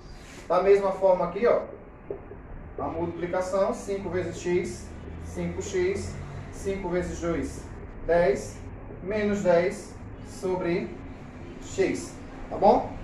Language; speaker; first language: Portuguese; native; Portuguese